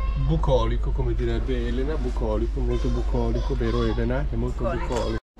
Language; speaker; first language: Italian; native; Italian